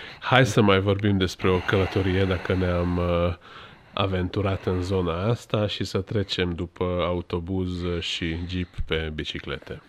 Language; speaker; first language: Romanian; non-native, local second language; Hungarian